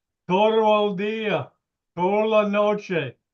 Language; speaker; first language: Spanish; non-native, learner; English